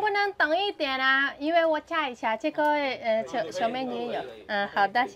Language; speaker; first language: Chinese; non-native, fluent; Indonesian